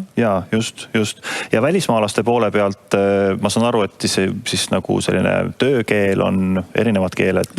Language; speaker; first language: Estonian; native; Estonian